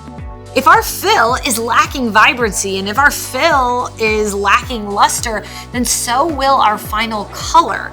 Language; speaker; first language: English; native; English